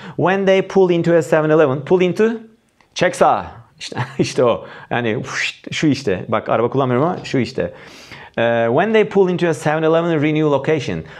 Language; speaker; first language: English; non-native, fluent; Turkish